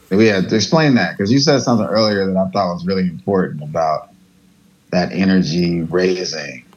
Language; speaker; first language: English; native; English